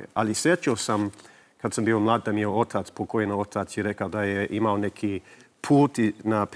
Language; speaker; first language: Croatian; early bilingual, heritage; English